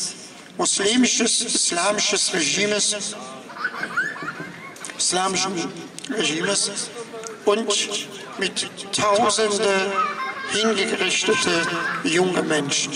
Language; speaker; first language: German; non-native, fluent; Persian